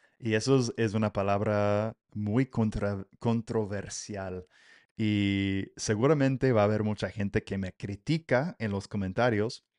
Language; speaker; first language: Spanish; non-native, fluent; English